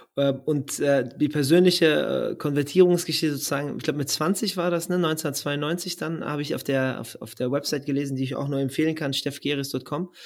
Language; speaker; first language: German; native; German